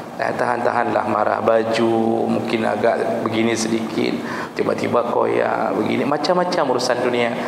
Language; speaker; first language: Malay; non-native, local second language; Achinese